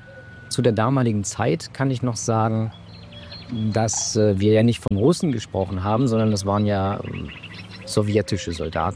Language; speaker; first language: German; native; German